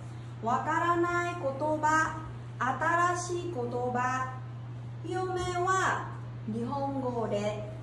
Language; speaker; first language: Japanese; non-native, fluent; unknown